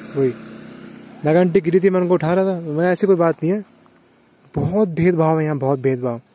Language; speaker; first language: Hindi; native; Hindi